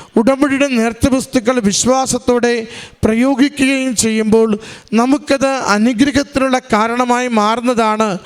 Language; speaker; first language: Malayalam; native; Malayalam